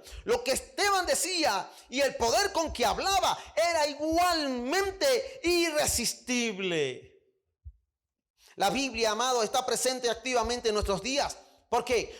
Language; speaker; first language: Spanish; native; Spanish